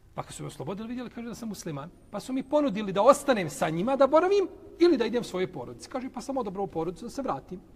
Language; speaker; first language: Bosnian; native; Bosnian